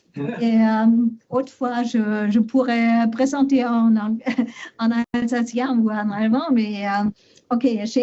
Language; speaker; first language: French; non-native, learner; German